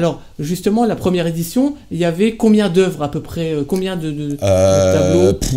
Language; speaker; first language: French; native; French